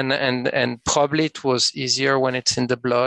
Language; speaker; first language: English; non-native, fluent; French